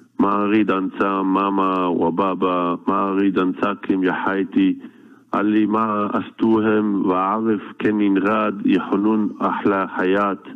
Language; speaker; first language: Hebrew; native; Hebrew